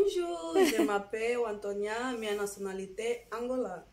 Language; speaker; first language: French; non-native, learner; Portuguese